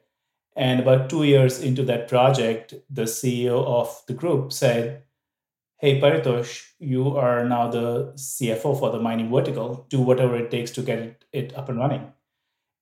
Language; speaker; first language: English; non-native, local second language; Hindi